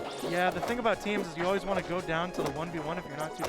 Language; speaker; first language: English; native; English